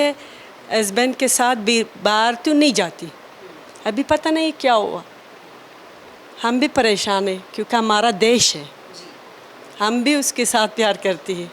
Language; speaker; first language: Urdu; non-native, learner; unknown